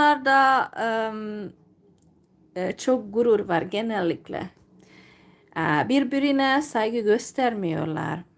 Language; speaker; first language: Turkish; non-native, fluent; Hungarian